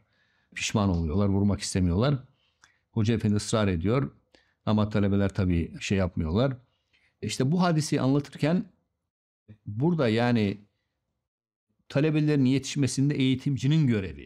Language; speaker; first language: Turkish; native; Turkish